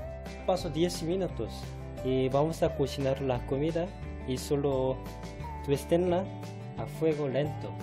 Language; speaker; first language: Spanish; non-native, fluent; Korean